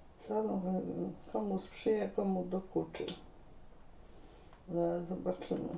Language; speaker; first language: Polish; native; Polish